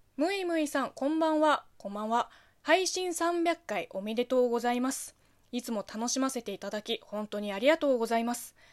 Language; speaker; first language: Japanese; non-native, fluent; Chinese